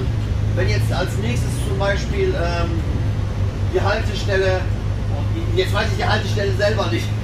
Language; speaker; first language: German; native; German